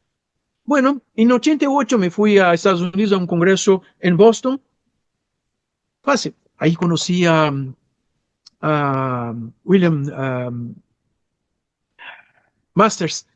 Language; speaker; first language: Spanish; non-native, fluent; Portuguese